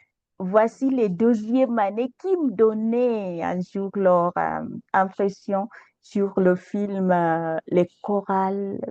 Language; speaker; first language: French; non-native, fluent; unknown